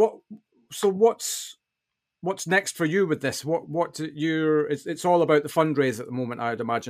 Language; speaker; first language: English; native; English